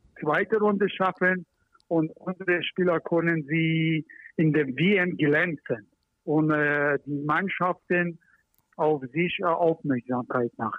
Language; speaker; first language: German; non-native, learner; Persian